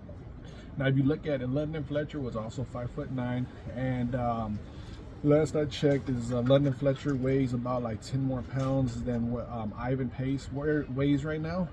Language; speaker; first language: English; native; English